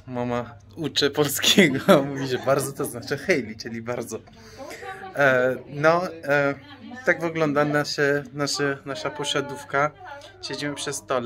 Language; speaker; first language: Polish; non-native, fluent; Persian